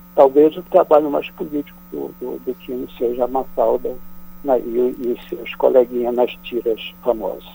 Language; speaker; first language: Portuguese; native; Portuguese